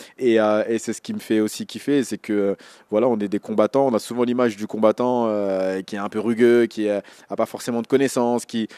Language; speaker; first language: French; native; French